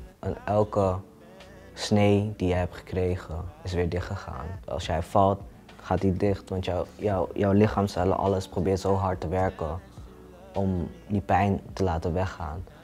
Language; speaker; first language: Dutch; early bilingual, other home language; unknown